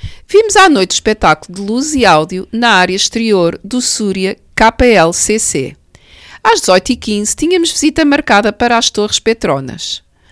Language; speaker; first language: Portuguese; native; Portuguese